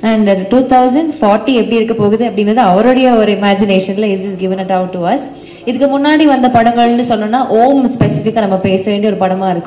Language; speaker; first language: Tamil; native; Tamil